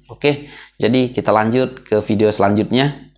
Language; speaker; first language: Indonesian; native; Indonesian